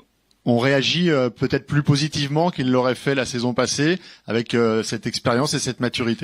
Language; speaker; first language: French; native; French